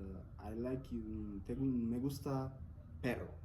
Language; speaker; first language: Spanish; non-native, learner; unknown